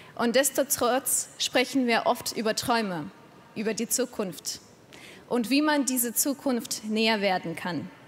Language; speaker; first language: German; non-native, fluent; Ukrainian